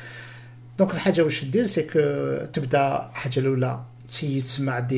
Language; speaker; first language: French; non-native, local second language; Arabic